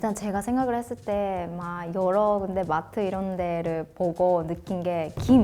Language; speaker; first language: Korean; non-native, fluent; Japanese